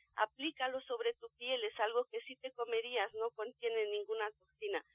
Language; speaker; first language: Spanish; non-native, fluent; Romanian